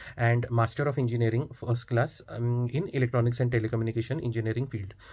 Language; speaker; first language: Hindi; non-native, local second language; Marathi